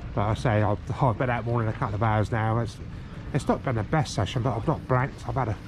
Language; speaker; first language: English; native; English